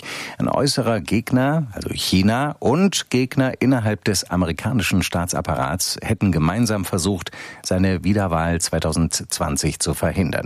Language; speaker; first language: German; native; German